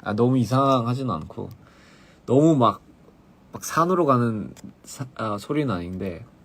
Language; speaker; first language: Korean; early bilingual, other home language; English